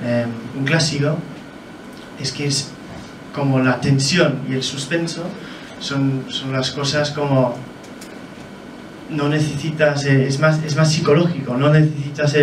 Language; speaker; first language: Spanish; non-native, fluent; English